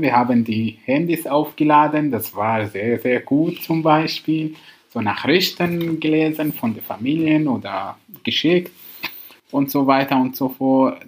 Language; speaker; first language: German; non-native, learner; Arabic